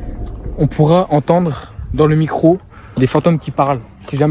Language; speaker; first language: French; native; French